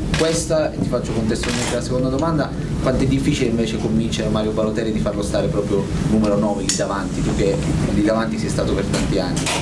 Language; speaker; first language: Italian; native; Italian